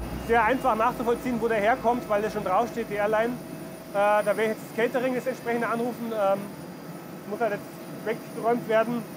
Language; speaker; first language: German; native; German